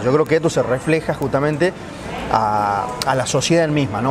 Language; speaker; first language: Spanish; native; Spanish